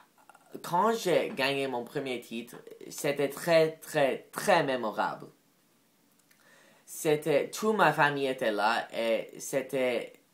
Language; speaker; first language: French; non-native, learner; English